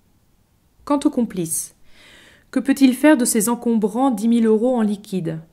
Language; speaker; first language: French; native; French